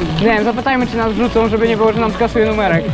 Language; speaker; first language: Polish; native; Polish